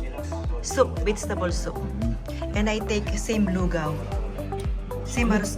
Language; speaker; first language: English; non-native, local second language; Filipino